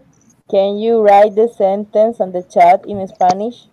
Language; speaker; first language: English; non-native, learner; Spanish